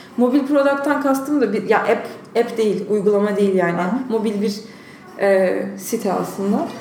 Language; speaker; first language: Turkish; native; Turkish